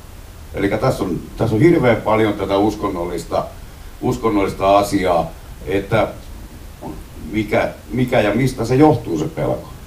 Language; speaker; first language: Finnish; native; Finnish